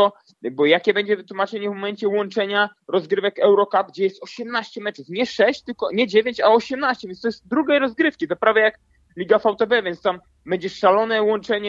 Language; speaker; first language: Polish; native; Polish